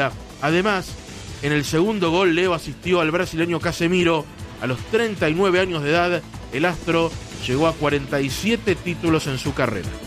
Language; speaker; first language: Spanish; native; Spanish